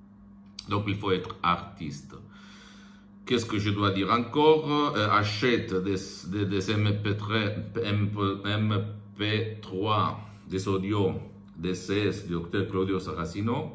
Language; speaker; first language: French; non-native, fluent; Italian